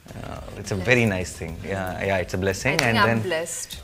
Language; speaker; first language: English; non-native, local second language; Telugu